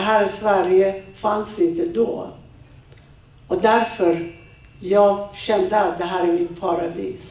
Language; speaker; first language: Swedish; non-native, fluent; Persian